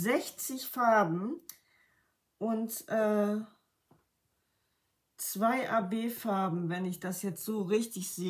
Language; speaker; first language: German; native; German